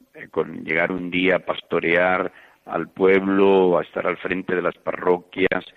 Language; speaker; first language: Spanish; native; Spanish